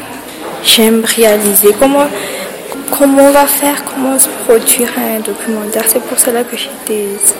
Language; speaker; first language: French; non-native, learner; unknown